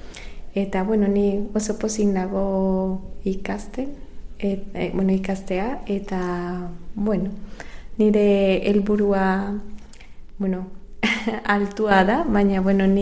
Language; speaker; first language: Basque; non-native, learner; Spanish